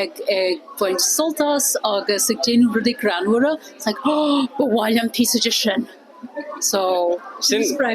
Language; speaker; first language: Irish; non-native, fluent; English